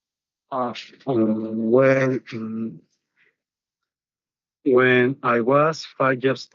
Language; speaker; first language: English; non-native, learner; Spanish